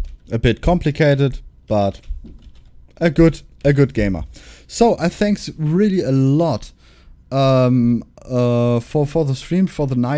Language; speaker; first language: English; non-native, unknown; German